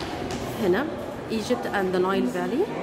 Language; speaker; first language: Arabic; native; Arabic